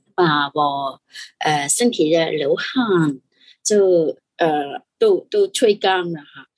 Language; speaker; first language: Chinese; non-native, fluent; Cantonese